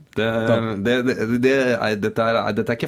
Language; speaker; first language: Norwegian; native; Norwegian